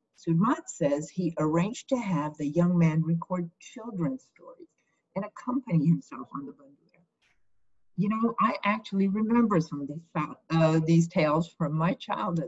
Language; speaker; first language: English; early bilingual, other home language; Ukrainian